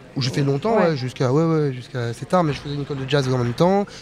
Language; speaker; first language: French; native; French